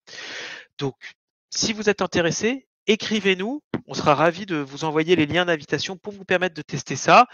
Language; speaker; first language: French; native; French